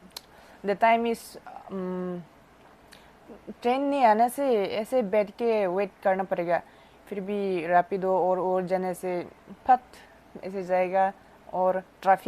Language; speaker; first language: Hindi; non-native, local second language; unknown